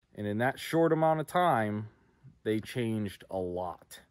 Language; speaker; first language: English; native; English